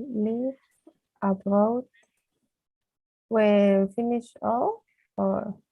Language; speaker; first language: English; non-native, learner; Portuguese